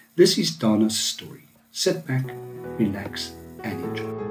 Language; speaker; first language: English; non-native, local second language; Afrikaans